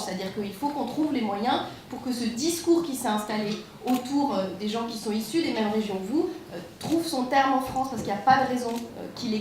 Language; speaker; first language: French; native; French